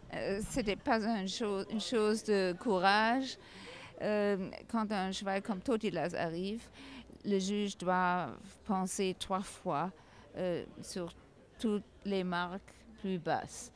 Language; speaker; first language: French; non-native, learner; German